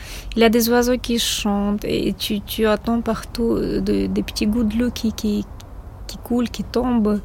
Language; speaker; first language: French; non-native, fluent; Ukrainian